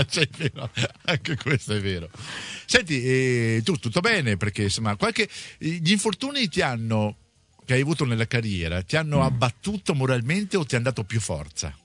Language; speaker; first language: Italian; native; Italian